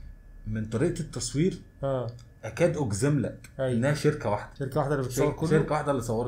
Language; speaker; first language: Arabic; native; Arabic